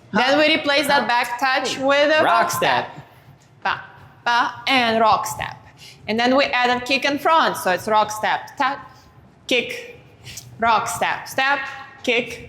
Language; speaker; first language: English; native; English